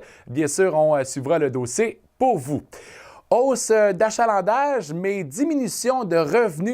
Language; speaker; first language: French; native; French